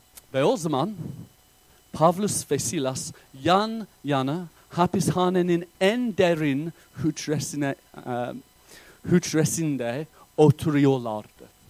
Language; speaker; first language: Turkish; non-native, fluent; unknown